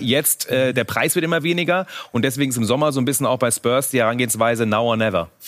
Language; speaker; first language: German; native; German